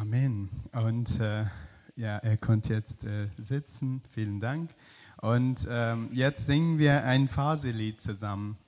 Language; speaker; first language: German; non-native, fluent; Persian